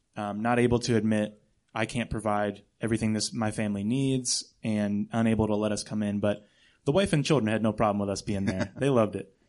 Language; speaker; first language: English; native; English